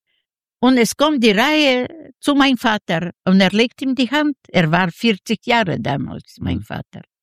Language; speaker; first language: German; non-native, learner; Ukrainian